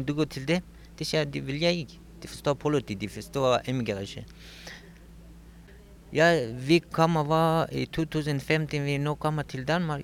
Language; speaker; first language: Danish; non-native, learner; Kurdish